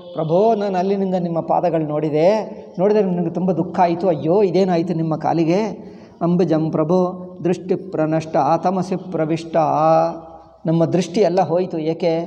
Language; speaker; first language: Kannada; non-native, fluent; Telugu